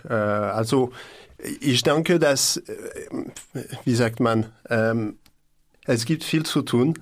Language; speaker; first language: German; non-native, learner; French